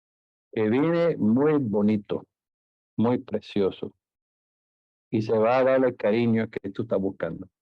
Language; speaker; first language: Spanish; non-native, fluent; English